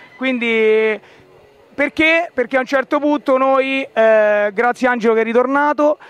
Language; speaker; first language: Italian; native; Italian